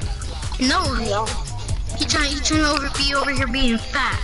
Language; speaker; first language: English; native; English